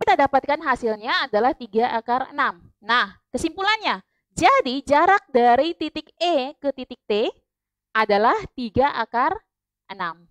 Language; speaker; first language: Indonesian; native; Indonesian